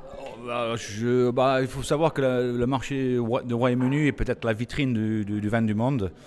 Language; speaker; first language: French; non-native, fluent; English